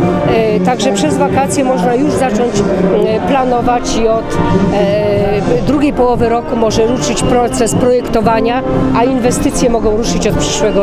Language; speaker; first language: Polish; native; Polish